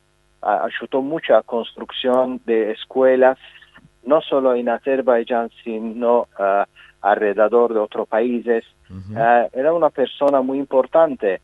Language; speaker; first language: Spanish; non-native, fluent; Azerbaijani